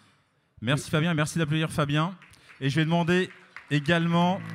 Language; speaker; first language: French; native; French